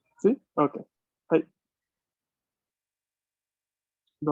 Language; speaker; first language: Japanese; non-native, fluent; Spanish